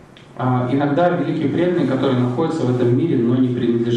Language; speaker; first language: Russian; native; Russian